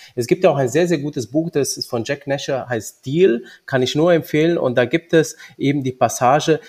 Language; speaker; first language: German; early bilingual, other home language; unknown